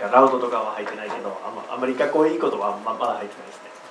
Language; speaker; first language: Japanese; non-native, learner; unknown